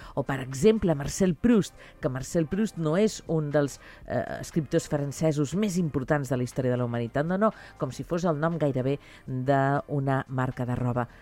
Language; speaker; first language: Catalan; native; Catalan